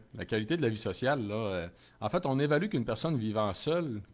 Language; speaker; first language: French; native; French